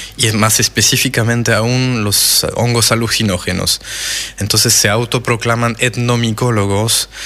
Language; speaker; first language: Spanish; non-native, fluent; French